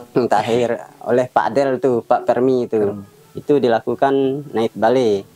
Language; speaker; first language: Indonesian; non-native, local second language; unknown